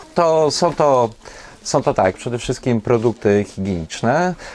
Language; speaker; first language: Polish; native; Polish